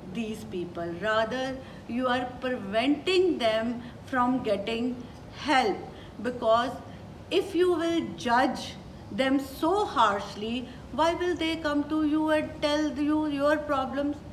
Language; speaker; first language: English; non-native, local second language; Punjabi